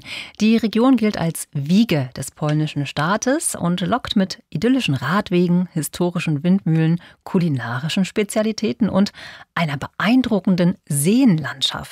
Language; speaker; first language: German; native; German